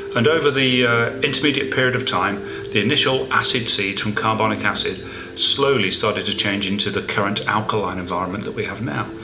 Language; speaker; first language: English; native; English